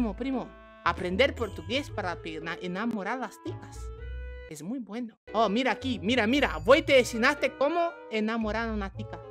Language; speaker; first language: Spanish; non-native, learner; Portuguese